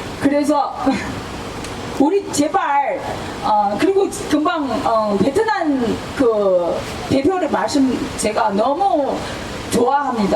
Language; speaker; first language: Korean; non-native, fluent; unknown